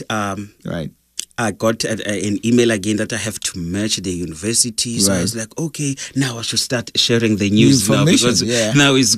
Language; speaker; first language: English; non-native, local second language; Zulu